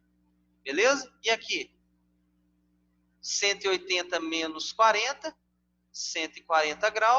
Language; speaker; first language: Portuguese; native; Portuguese